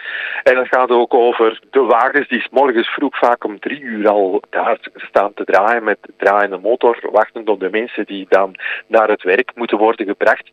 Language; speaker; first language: Dutch; native; Dutch